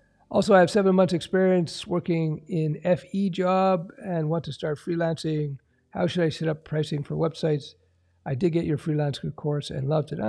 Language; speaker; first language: English; early bilingual, other home language; French